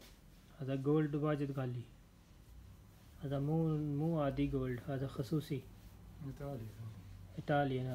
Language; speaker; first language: Arabic; non-native, learner; Urdu